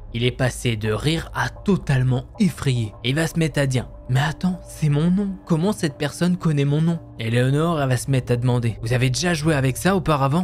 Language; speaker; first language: French; native; French